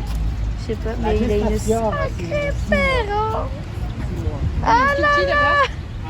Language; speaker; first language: French; native; French